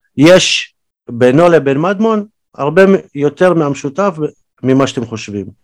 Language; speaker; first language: Hebrew; early bilingual, other home language; Russian